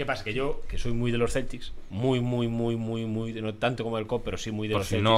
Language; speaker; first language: Spanish; native; Spanish